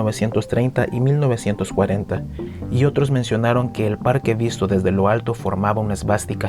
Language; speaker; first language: Spanish; native; Spanish